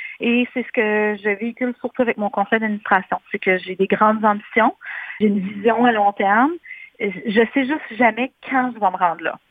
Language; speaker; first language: French; native; French